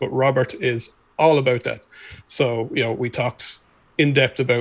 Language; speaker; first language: English; native; English